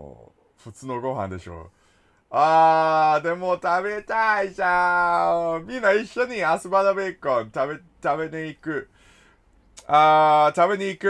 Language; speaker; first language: Japanese; non-native, learner; English